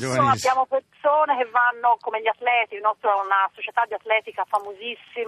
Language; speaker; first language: Italian; native; Italian